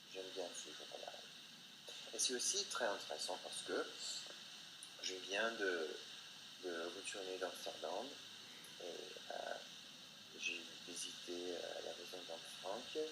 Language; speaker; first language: French; non-native, fluent; English